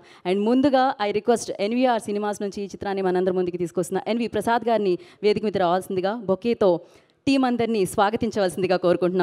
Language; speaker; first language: Telugu; native; Telugu